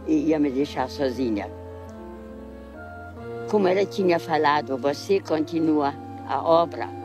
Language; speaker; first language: Portuguese; non-native, fluent; German